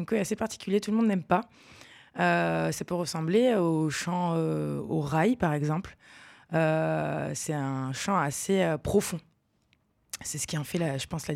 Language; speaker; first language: French; native; French